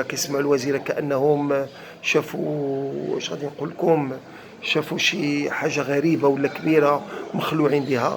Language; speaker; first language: Arabic; native; Arabic